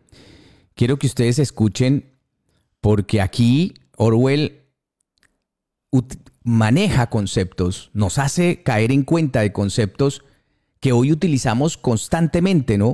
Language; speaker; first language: Spanish; native; Spanish